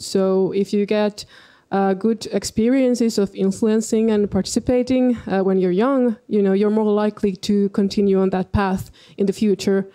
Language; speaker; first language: English; non-native, fluent; Finnish